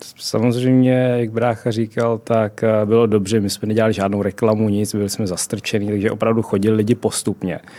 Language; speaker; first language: Czech; early bilingual, other home language; Vietnamese